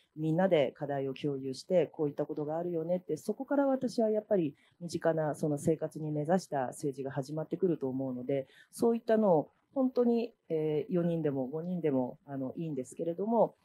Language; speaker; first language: Japanese; native; Japanese